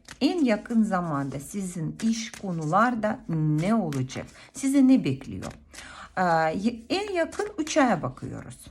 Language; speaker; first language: Turkish; non-native, fluent; Russian